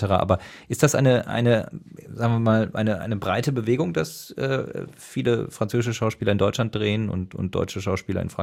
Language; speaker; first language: German; native; German